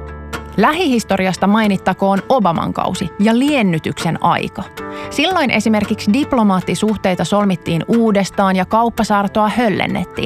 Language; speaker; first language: Finnish; native; Finnish